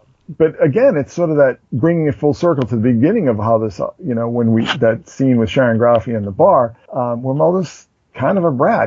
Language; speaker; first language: English; native; English